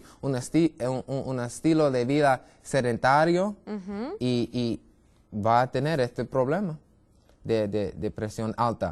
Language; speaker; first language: Spanish; non-native, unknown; English